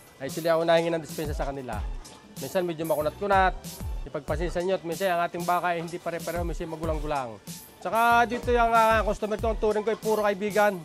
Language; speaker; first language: Filipino; native; Filipino